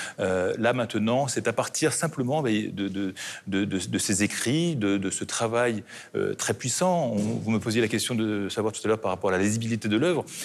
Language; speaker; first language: French; native; French